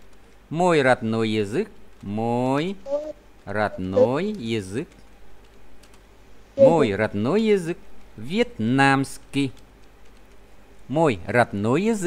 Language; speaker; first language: Russian; non-native, fluent; Vietnamese